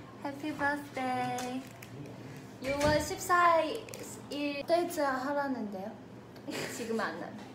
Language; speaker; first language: Korean; non-native, fluent; Chinese